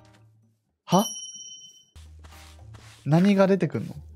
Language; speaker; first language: Japanese; native; Japanese